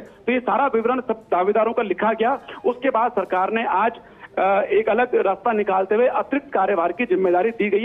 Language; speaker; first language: Hindi; native; Hindi